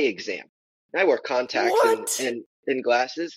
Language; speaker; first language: English; native; English